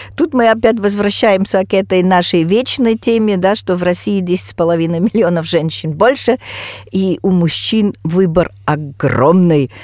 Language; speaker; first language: Russian; non-native, fluent; German